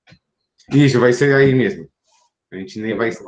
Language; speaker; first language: Portuguese; native; Portuguese